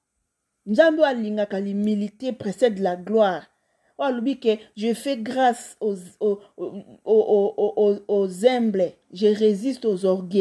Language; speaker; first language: French; non-native, local second language; Lingala